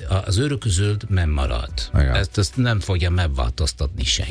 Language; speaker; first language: Hungarian; non-native, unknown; Italian